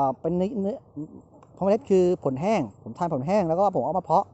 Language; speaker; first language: Thai; native; Thai